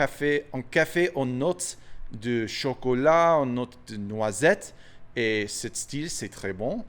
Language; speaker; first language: French; non-native, fluent; English